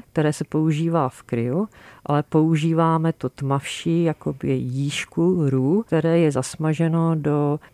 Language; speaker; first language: Czech; native; Czech